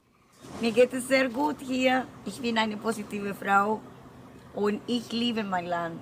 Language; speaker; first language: German; non-native, fluent; Spanish